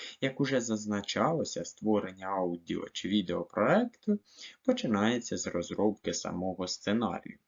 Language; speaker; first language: Ukrainian; native; Ukrainian